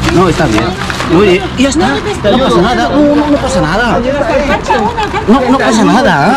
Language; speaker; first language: Spanish; non-native, learner; Filipino